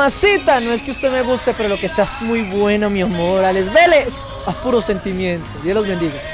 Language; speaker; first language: Spanish; native; Spanish